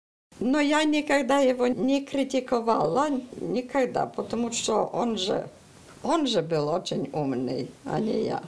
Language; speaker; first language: Russian; early bilingual, heritage; Russian